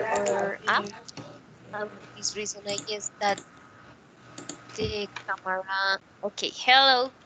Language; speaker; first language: English; non-native, learner; Spanish